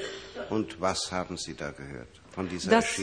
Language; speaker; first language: German; native; German